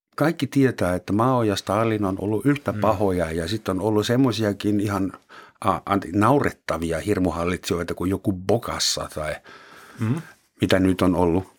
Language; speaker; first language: Finnish; non-native, fluent; German